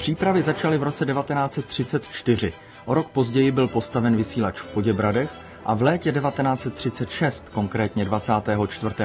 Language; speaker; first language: Czech; native; Czech